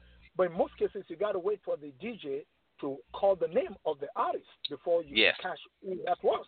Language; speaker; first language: English; non-native, local second language; Yoruba